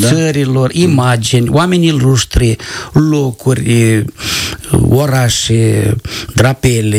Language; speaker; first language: Romanian; native; Romanian